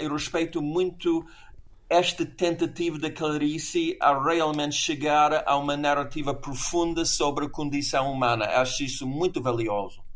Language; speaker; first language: Portuguese; non-native, fluent; English